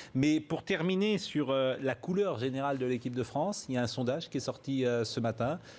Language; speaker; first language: French; native; French